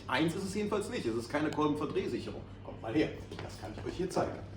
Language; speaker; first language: German; native; German